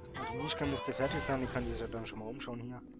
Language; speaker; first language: German; native; German